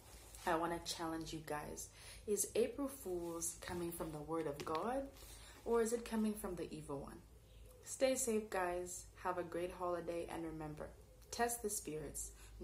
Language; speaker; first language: English; native; English